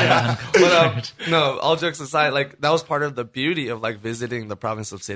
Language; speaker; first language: English; native; English